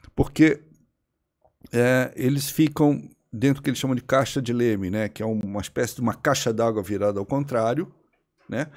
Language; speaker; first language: Portuguese; native; Portuguese